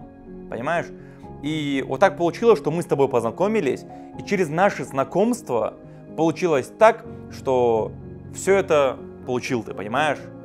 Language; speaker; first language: Russian; native; Russian